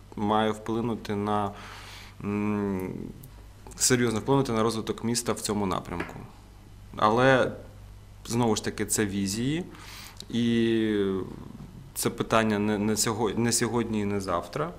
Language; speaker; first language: Ukrainian; native; Ukrainian